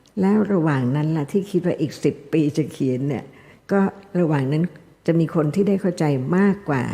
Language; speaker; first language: Thai; native; Thai